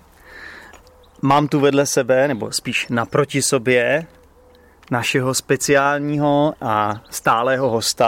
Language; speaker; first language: Czech; native; Czech